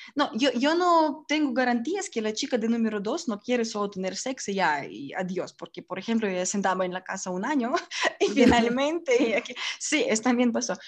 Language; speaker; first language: Spanish; non-native, learner; Russian